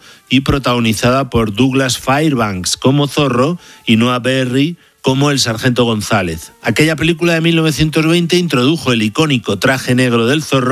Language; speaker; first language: Spanish; native; Spanish